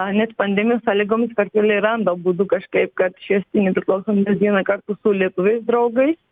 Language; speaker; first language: Lithuanian; non-native, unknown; Georgian